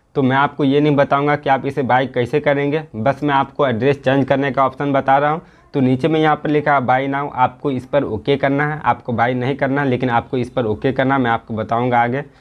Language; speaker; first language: Hindi; native; Hindi